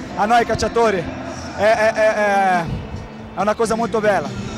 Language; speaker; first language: Italian; non-native, fluent; Portuguese